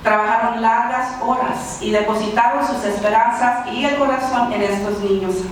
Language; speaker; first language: Spanish; early bilingual, heritage; Spanish